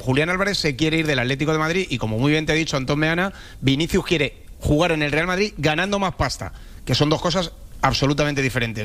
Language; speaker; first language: Spanish; native; Spanish